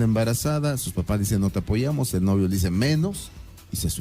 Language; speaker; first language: Spanish; native; Spanish